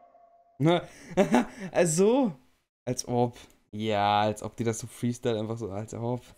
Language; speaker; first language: German; native; German